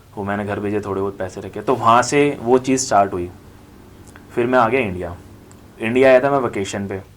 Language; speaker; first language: Hindi; native; Hindi